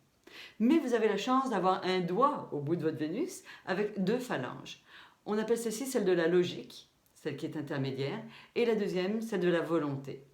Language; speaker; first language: French; native; French